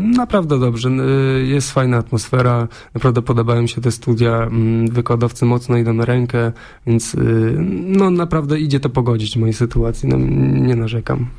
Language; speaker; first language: Polish; native; Polish